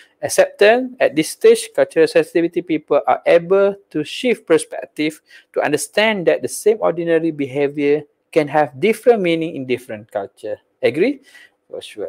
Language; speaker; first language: English; non-native, local second language; Malay